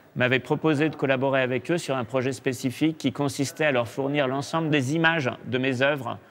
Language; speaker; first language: French; native; French